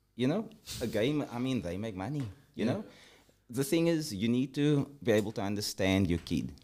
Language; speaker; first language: English; early bilingual, other home language; Afrikaans